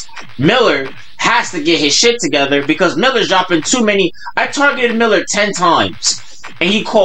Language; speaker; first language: English; native; English